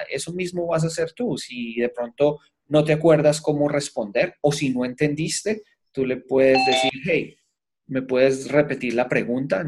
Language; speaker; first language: Spanish; native; Spanish